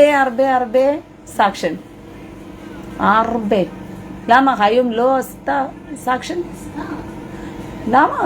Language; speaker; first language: Hebrew; non-native, learner; Malayalam